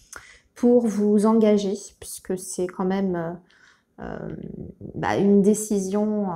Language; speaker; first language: French; native; French